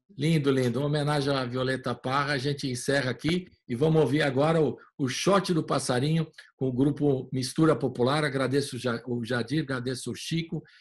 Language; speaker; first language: Portuguese; native; Portuguese